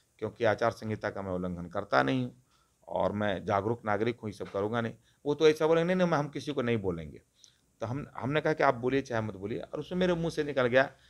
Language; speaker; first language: Hindi; non-native, local second language; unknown